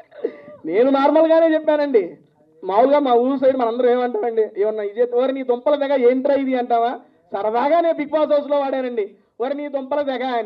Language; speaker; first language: Telugu; native; Telugu